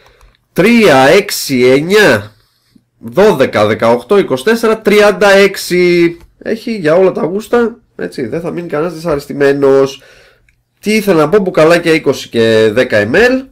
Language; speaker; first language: Greek; native; Greek